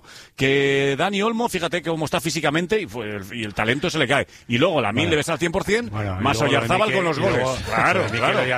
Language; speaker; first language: Spanish; native; Spanish